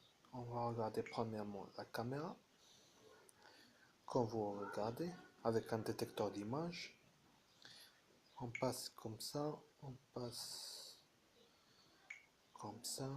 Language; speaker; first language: French; non-native, fluent; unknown